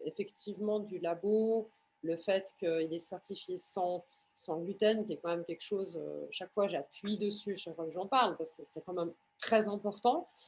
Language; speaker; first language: French; native; French